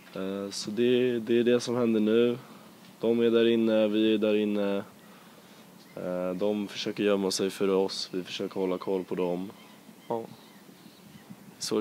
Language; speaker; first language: Swedish; native; Swedish